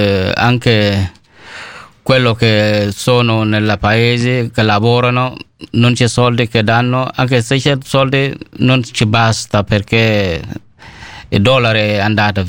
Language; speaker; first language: Italian; non-native, learner; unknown